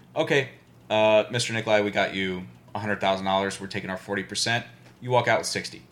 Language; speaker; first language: English; early bilingual, other home language; Albanian